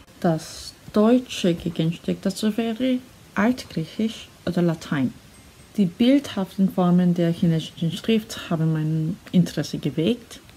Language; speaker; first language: German; non-native, fluent; Korean